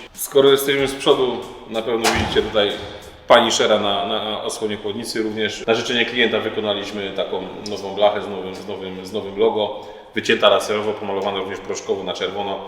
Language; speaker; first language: Polish; native; Polish